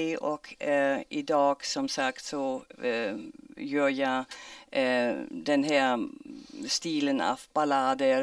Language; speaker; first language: Swedish; non-native, fluent; German